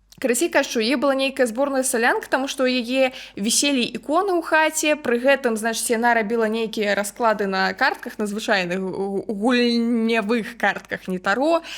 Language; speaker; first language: Belarusian; non-native, local second language; Russian